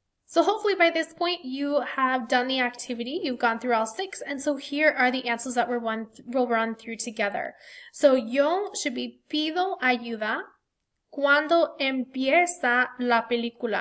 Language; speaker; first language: English; native; English